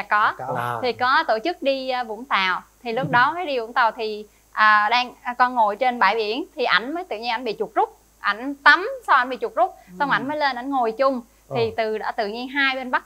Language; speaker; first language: Vietnamese; native; Vietnamese